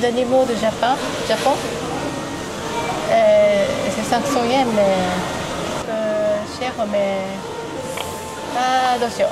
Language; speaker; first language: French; non-native, learner; Japanese